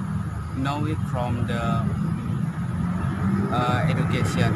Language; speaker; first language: English; non-native, learner; Indonesian